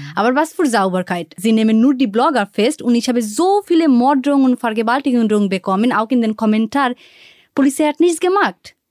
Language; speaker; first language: German; non-native, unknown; Bangla